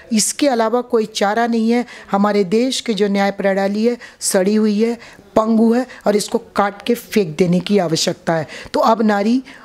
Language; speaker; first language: Hindi; native; Hindi